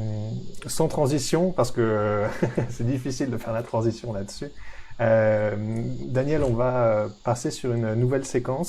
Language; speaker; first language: French; native; French